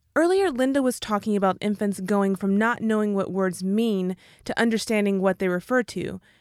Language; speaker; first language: English; native; English